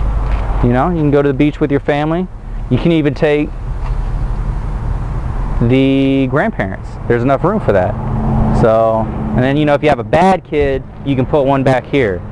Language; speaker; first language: English; native; English